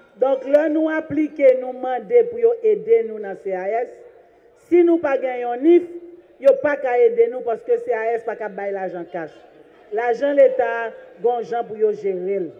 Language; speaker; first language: Haitian Creole; native; Haitian Creole